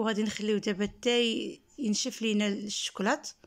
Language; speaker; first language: Arabic; native; Arabic